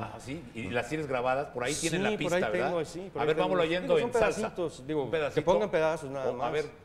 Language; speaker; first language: Spanish; native; Spanish